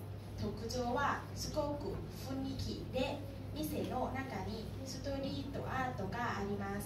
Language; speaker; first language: Japanese; non-native, learner; Thai